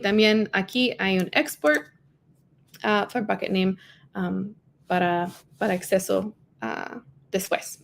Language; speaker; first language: Spanish; non-native, learner; English